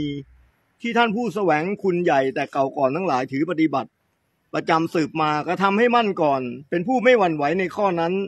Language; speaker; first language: Thai; native; Thai